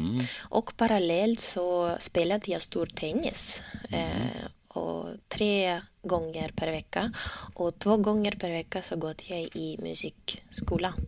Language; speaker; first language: Swedish; non-native, learner; Russian